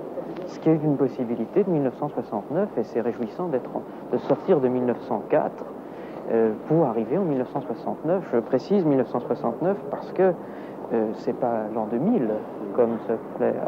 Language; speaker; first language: French; native; French